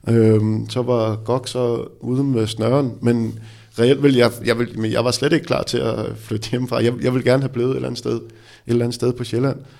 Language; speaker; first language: Danish; native; Danish